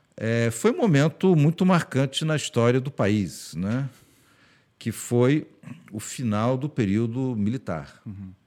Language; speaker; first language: Portuguese; early bilingual, heritage; Portuguese